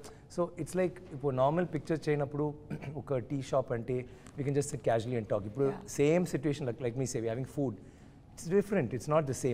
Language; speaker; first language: Telugu; non-native, learner; Tamil